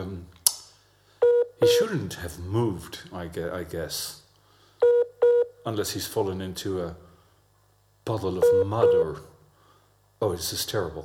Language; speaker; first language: English; non-native, fluent; Dutch